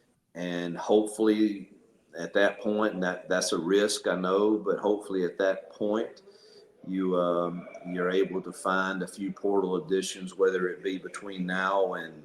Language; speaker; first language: English; native; English